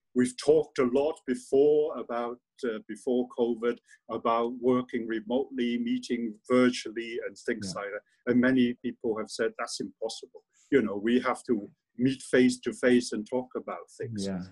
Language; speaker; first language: English; non-native, local second language; Cantonese